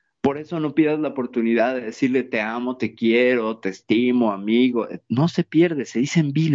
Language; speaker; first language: Spanish; native; Spanish